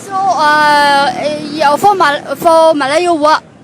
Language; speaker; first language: English; non-native, learner; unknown